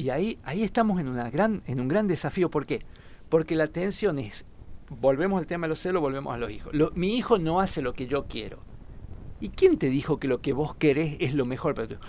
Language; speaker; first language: Spanish; native; Spanish